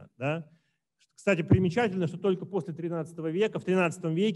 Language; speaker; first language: Russian; native; Russian